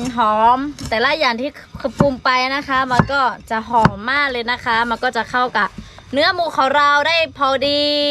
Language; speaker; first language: Thai; non-native, local second language; Lahu